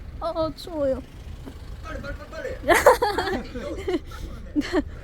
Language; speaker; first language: Korean; non-native, local second language; Chinese